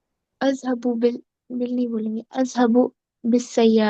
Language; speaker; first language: Arabic; non-native, learner; Urdu